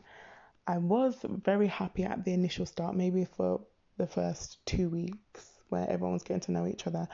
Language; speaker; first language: English; native; English